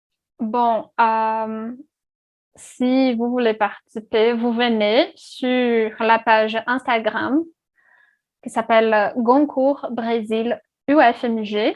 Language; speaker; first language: French; non-native, fluent; Portuguese